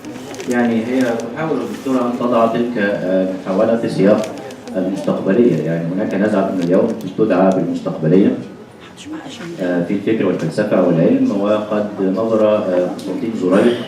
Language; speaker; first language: Arabic; native; Arabic